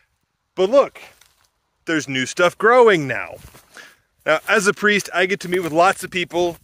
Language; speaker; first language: English; native; English